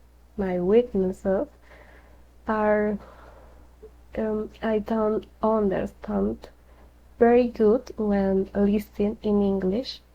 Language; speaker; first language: English; non-native, learner; Spanish